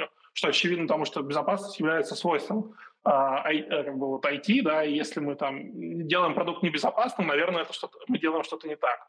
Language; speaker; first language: Russian; native; Russian